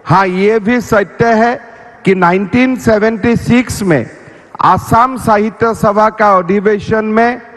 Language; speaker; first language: Hindi; non-native, local second language; Assamese